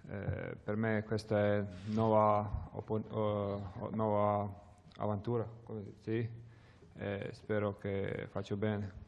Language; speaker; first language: Italian; non-native, learner; Croatian